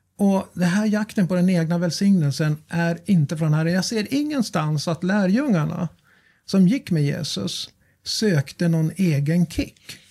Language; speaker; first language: Swedish; native; Swedish